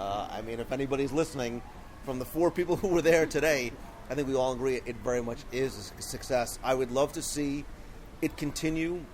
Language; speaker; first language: English; native; English